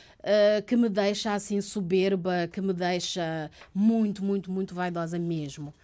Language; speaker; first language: Portuguese; early bilingual, other home language; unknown